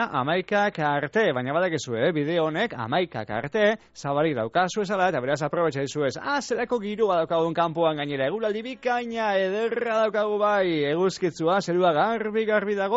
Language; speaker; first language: Basque; native; Basque